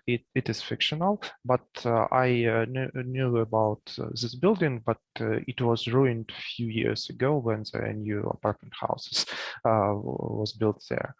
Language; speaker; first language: English; non-native, learner; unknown